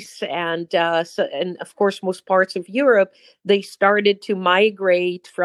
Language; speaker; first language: English; non-native, fluent; Hebrew